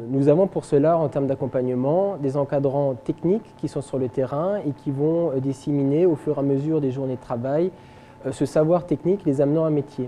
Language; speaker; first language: French; native; French